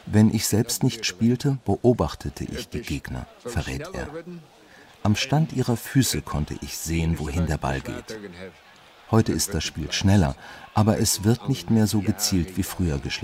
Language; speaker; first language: German; native; German